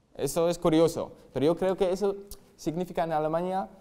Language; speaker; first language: Spanish; non-native, fluent; German